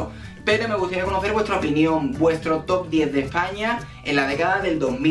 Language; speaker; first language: Spanish; native; Spanish